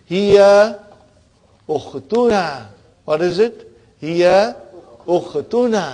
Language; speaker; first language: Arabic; non-native, fluent; English